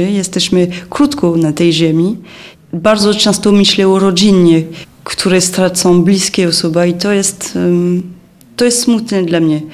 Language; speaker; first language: Polish; non-native, fluent; French